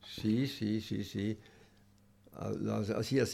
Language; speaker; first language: Spanish; non-native, learner; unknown